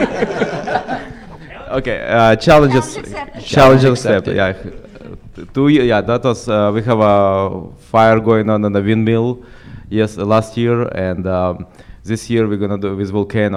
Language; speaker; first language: English; non-native, fluent; Ukrainian